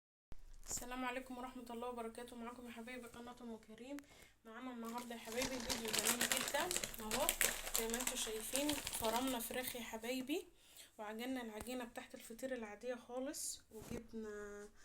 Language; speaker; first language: Arabic; native; Arabic